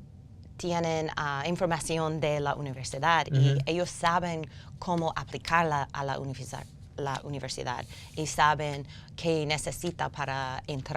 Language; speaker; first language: Spanish; non-native, learner; English